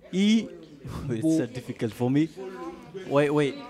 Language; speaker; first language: English; non-native, learner; Pashto